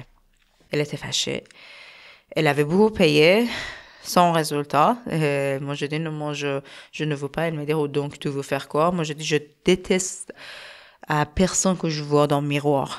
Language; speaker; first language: French; non-native, learner; Persian